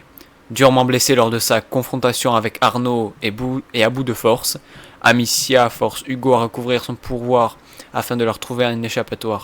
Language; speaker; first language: French; native; French